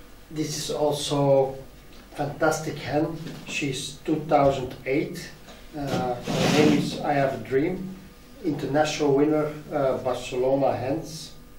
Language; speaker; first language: English; non-native, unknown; Dutch